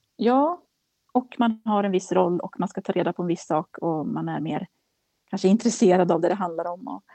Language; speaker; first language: Swedish; native; Swedish